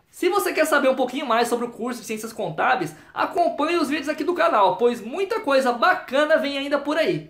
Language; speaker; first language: Portuguese; native; Portuguese